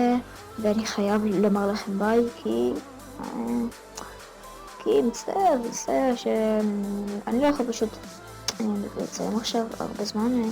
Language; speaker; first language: Hebrew; native; Hebrew